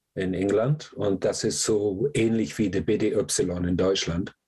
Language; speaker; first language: German; non-native, fluent; English